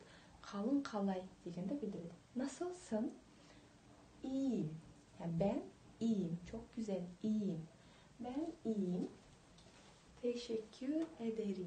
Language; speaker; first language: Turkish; non-native, fluent; Kazakh